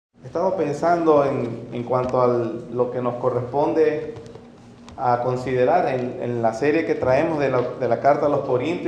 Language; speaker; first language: Spanish; native; Spanish